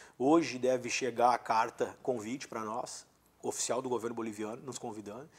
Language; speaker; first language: Portuguese; native; Portuguese